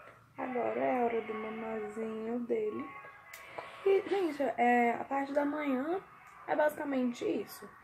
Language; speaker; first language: Portuguese; native; Portuguese